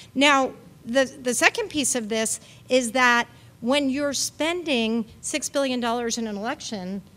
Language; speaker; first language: English; native; English